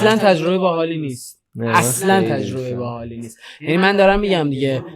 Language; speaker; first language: Persian; native; Persian